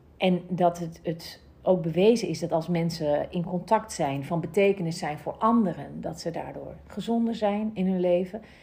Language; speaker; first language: Dutch; native; Dutch